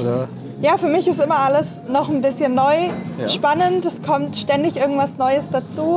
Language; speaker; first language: German; native; German